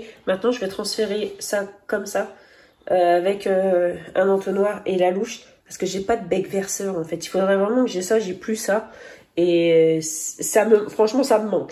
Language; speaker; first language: French; native; French